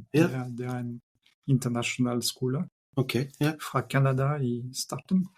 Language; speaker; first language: Norwegian; non-native, fluent; French